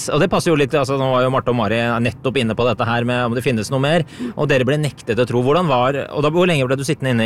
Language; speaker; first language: Norwegian; native; Norwegian